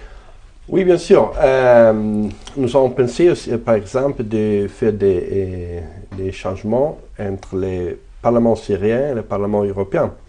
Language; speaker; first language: French; non-native, fluent; Italian